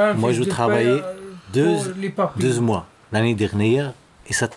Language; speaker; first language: French; non-native, learner; Arabic